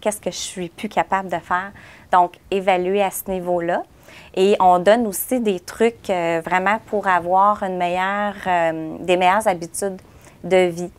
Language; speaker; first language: French; native; French